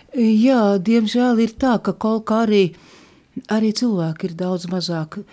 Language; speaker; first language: Latvian; native; Latvian